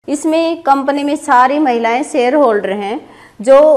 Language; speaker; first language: Hindi; native; Hindi